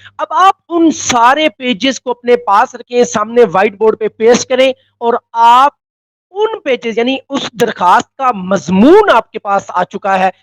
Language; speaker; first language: Urdu; non-native, local second language; Punjabi